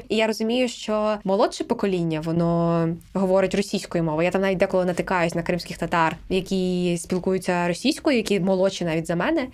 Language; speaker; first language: Ukrainian; native; Ukrainian